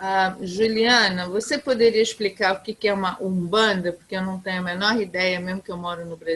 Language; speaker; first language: Portuguese; non-native, fluent; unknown